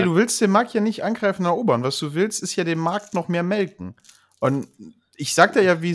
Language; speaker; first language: German; native; German